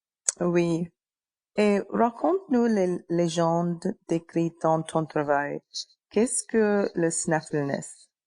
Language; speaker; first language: French; non-native, learner; English